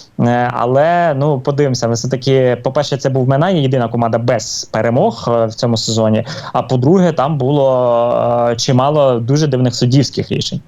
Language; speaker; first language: Ukrainian; native; Ukrainian